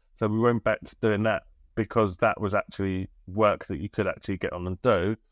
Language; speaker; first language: English; native; English